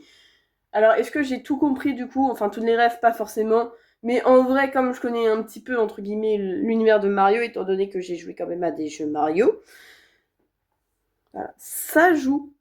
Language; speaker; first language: French; native; French